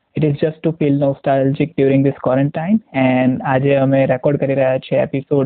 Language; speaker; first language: English; non-native, local second language; Gujarati